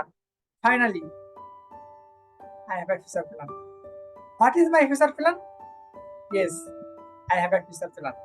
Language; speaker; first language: English; non-native, learner; Bangla